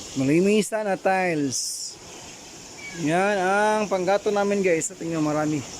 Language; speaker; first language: Filipino; non-native, local second language; Cebuano